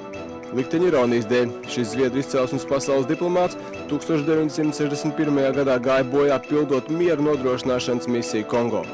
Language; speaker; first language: Latvian; native; Latvian